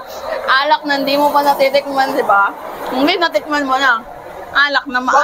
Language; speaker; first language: Filipino; native; Filipino